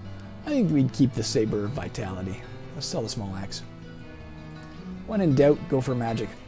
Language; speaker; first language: English; native; English